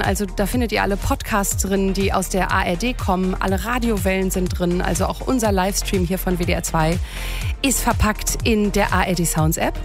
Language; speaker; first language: German; native; German